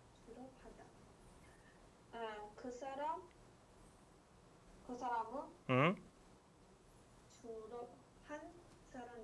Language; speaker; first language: Korean; non-native, learner; English